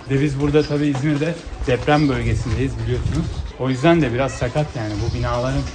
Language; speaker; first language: Turkish; native; Turkish